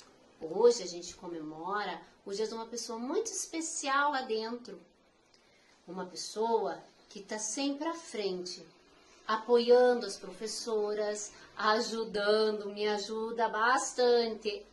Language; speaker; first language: Portuguese; native; Portuguese